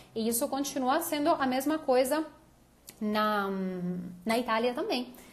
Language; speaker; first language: Portuguese; native; Portuguese